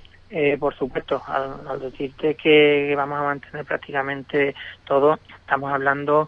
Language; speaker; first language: Spanish; native; Spanish